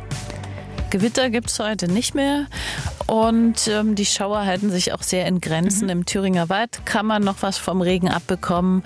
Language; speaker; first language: German; native; German